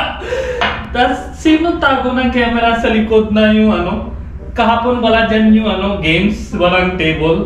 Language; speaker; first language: Filipino; non-native, learner; Punjabi